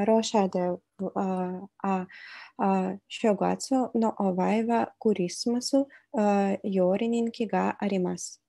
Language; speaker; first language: Japanese; non-native, learner; Russian